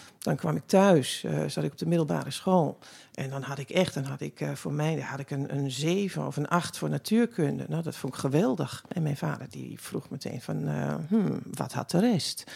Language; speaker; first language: Dutch; native; Dutch